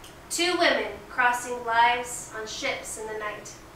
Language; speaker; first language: English; early bilingual, other home language; Spanish